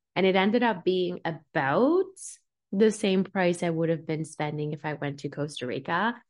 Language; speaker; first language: English; early bilingual, other home language; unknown